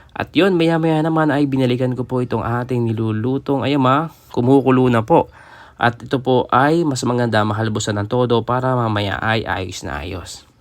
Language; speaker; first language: Filipino; native; Filipino